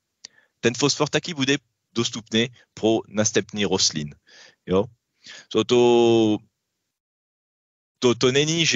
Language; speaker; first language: Czech; non-native, learner; French